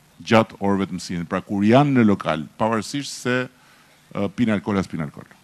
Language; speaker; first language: Albanian; native; Albanian